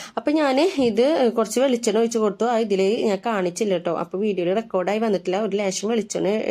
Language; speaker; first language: Malayalam; native; Malayalam